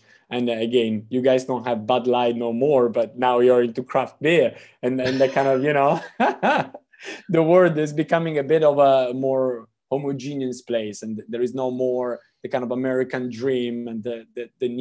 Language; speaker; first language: English; non-native, fluent; Italian